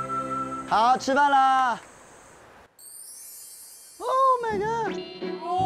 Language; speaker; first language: Chinese; native; Chinese